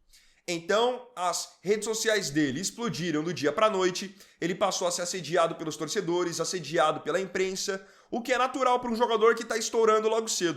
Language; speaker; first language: Portuguese; native; Portuguese